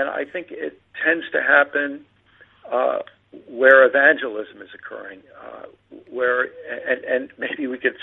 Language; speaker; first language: English; native; English